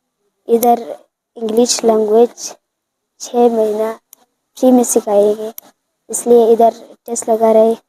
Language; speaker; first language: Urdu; non-native, local second language; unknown